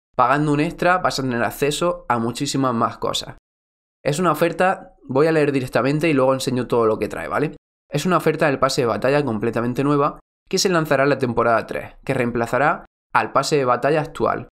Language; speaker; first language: Spanish; native; Spanish